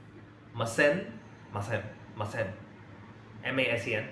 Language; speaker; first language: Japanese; non-native, fluent; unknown